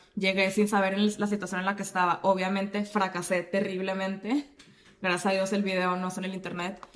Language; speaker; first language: Spanish; native; Spanish